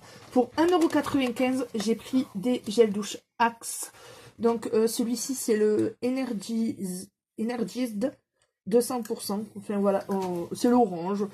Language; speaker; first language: French; native; French